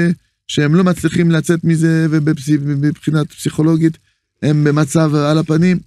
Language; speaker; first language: Hebrew; non-native, fluent; French